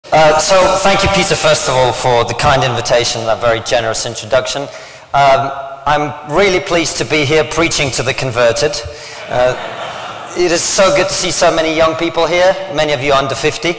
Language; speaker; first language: English; early bilingual, other home language; Russian